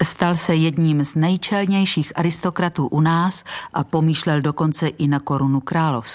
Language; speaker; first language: Czech; native; Czech